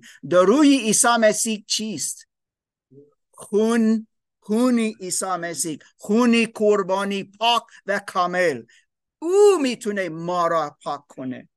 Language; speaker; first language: Persian; non-native, learner; English